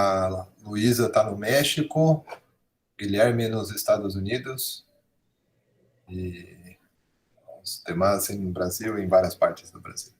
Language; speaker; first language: Portuguese; non-native, fluent; Spanish